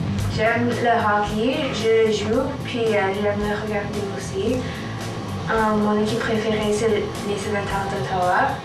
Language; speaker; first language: French; non-native, local second language; English